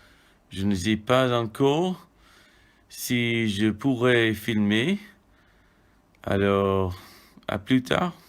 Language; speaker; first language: French; non-native, fluent; English